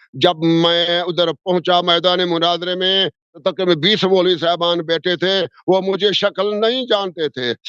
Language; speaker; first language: Urdu; non-native, local second language; Sindhi